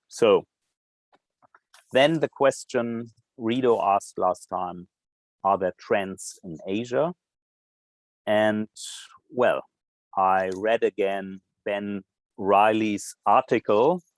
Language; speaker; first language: English; non-native, fluent; German